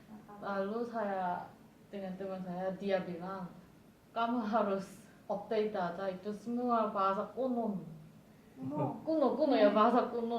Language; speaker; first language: Indonesian; non-native, fluent; Korean